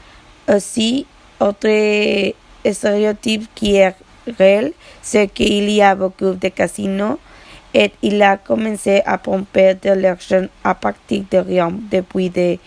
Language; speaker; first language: French; non-native, learner; Spanish